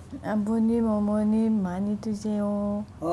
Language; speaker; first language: Korean; non-native, learner; Vietnamese